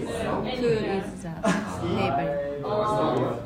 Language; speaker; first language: English; non-native, learner; Japanese